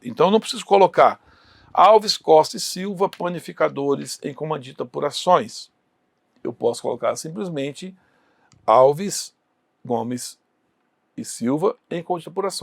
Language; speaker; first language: Portuguese; native; Portuguese